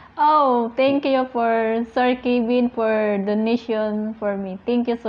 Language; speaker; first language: English; non-native, learner; Filipino